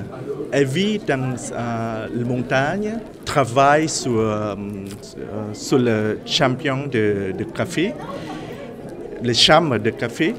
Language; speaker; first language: French; non-native, learner; Vietnamese